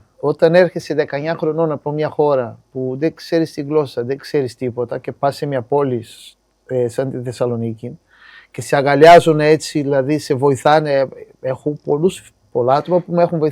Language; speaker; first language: Greek; non-native, fluent; Portuguese